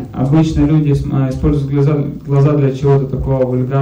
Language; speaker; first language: Russian; native; Russian